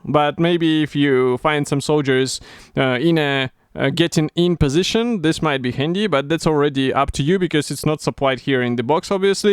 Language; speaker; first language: English; non-native, fluent; Russian